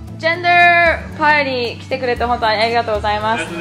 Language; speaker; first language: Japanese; early bilingual, heritage; Japanese